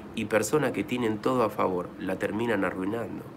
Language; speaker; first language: Spanish; native; Spanish